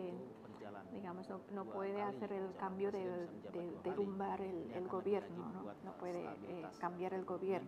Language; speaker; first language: Spanish; non-native, fluent; Indonesian